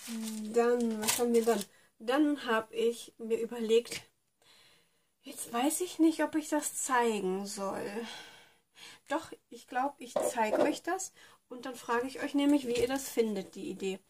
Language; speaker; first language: German; native; German